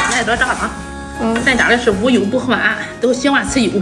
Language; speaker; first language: Chinese; native; Chinese